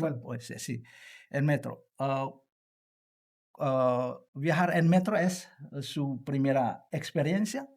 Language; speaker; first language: Spanish; non-native, learner; Indonesian